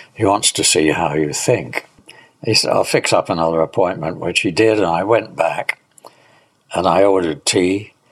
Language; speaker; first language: English; native; English